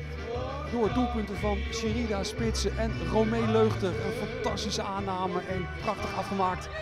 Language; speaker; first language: Dutch; native; Dutch